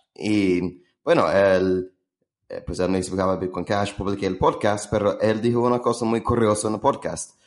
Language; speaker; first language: Spanish; non-native, fluent; English